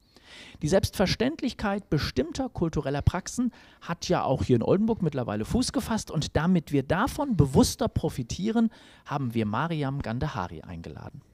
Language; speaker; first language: German; native; German